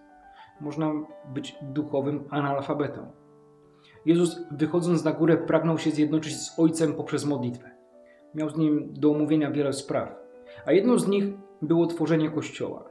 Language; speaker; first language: Polish; native; Polish